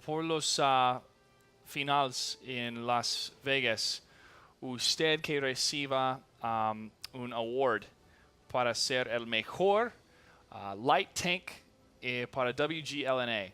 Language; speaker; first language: Spanish; non-native, learner; English